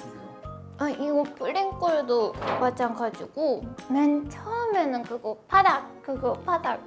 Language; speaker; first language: Korean; non-native, fluent; Japanese